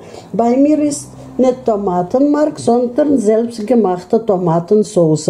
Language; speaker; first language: German; non-native, fluent; Russian